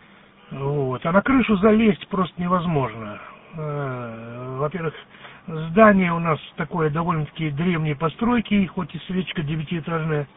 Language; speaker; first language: Russian; native; Russian